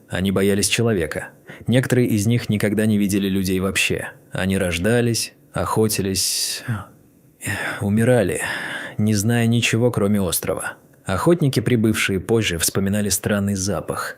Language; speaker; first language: Russian; native; Russian